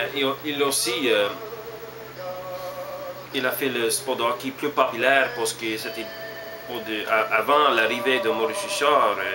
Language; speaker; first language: French; non-native, learner; English